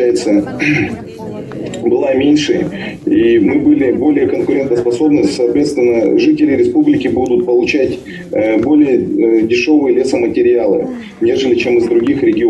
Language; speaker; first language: Russian; native; Russian